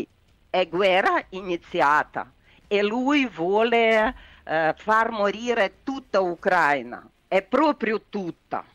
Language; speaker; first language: Italian; non-native, learner; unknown